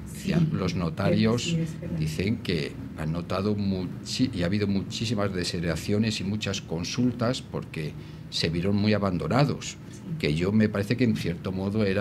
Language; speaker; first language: Spanish; native; Spanish